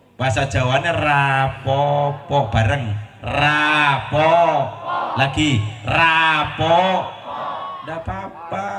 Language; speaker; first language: Indonesian; non-native, local second language; Javanese